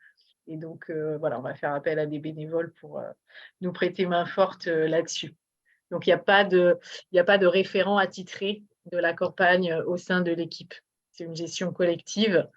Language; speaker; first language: French; native; French